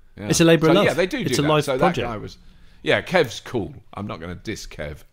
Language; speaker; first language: English; native; English